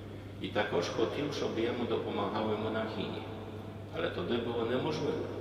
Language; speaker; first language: Ukrainian; non-native, fluent; Polish